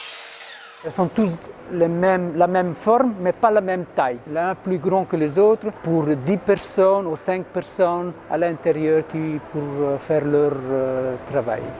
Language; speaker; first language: French; non-native, local second language; Dutch